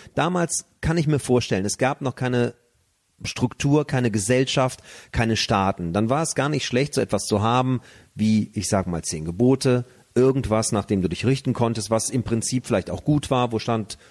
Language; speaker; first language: German; native; German